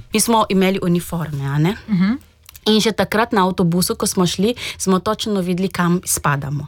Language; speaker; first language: Slovenian; non-native, fluent; Portuguese